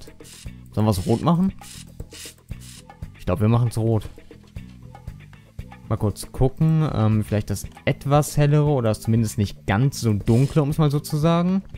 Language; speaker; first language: German; native; German